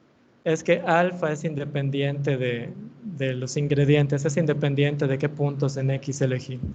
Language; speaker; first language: Spanish; native; Spanish